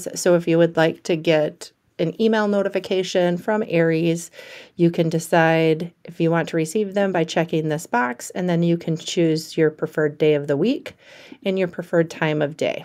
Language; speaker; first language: English; native; English